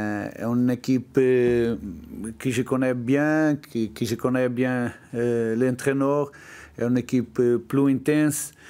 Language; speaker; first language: French; non-native, learner; Portuguese